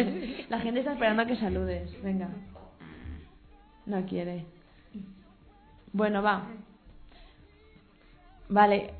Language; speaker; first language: Spanish; native; Spanish